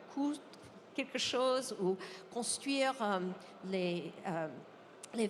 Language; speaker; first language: French; non-native, fluent; English